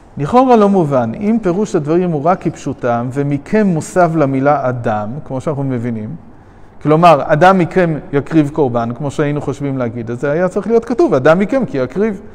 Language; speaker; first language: Hebrew; non-native, fluent; English